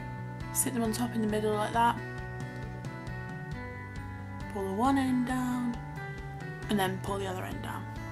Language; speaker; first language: English; native; English